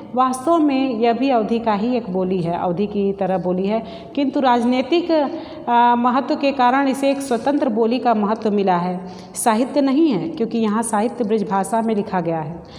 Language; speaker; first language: Hindi; native; Hindi